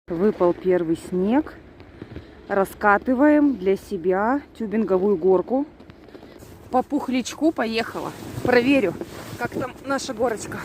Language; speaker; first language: Russian; native; Russian